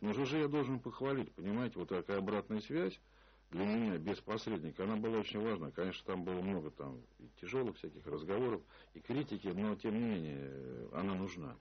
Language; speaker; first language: Russian; native; Russian